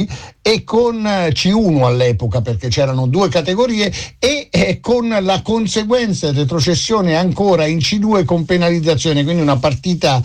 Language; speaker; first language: Italian; native; Italian